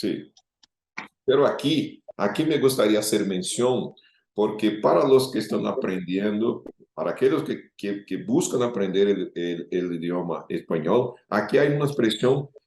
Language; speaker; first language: Spanish; non-native, fluent; Portuguese